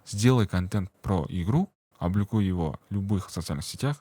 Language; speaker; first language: Russian; non-native, local second language; Kazakh